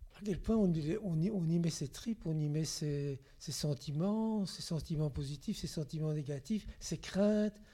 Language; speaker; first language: French; native; French